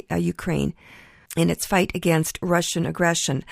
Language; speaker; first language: English; early bilingual, other home language; Ukrainian